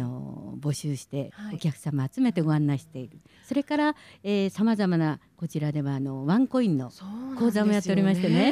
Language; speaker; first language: Japanese; native; Japanese